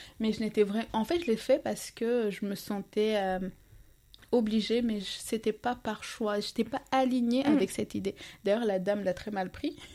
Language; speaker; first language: French; non-native, local second language; Ngazidja Comorian